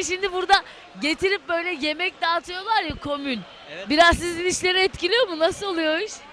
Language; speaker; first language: Turkish; native; Turkish